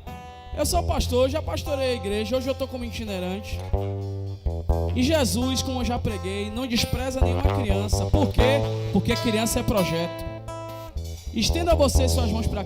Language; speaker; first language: Portuguese; native; Portuguese